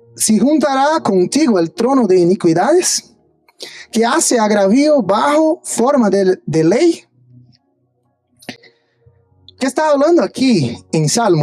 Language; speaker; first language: Spanish; non-native, fluent; Portuguese